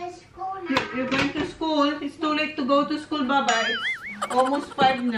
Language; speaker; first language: English; non-native, local second language; Bikol